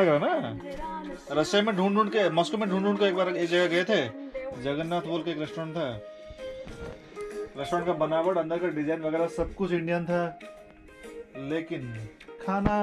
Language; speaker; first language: Hindi; non-native, local second language; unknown